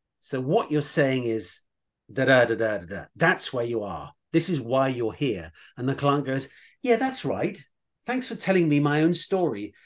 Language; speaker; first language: English; native; English